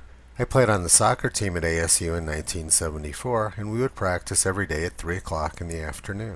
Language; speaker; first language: English; native; English